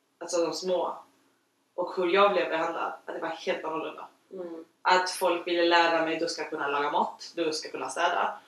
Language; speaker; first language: Swedish; non-native, fluent; Spanish